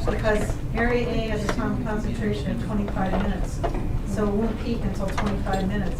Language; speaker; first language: English; native; English